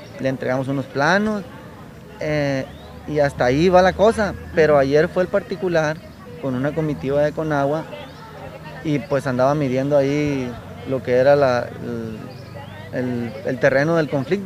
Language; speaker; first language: Spanish; native; Spanish